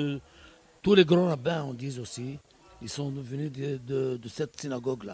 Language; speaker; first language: French; non-native, learner; Arabic